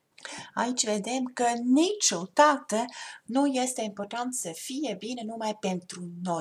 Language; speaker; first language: Romanian; non-native, fluent; German